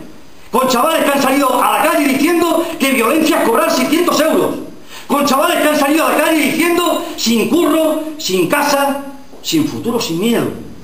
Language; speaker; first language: Spanish; native; Spanish